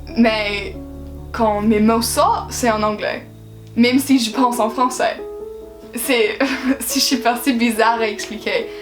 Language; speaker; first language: French; non-native, fluent; English